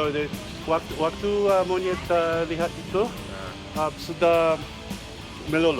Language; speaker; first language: Indonesian; non-native, learner; English